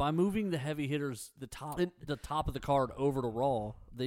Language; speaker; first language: English; native; English